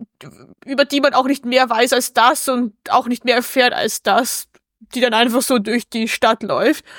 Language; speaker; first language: German; native; German